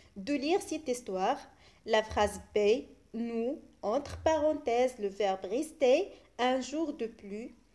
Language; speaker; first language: French; non-native, local second language; Arabic